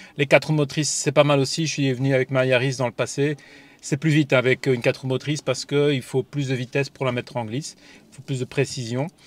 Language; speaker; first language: French; native; French